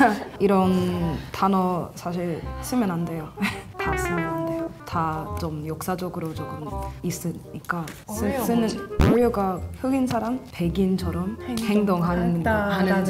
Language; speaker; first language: Korean; non-native, learner; English